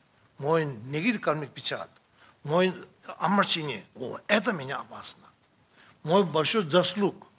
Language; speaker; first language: Russian; non-native, learner; Tibetan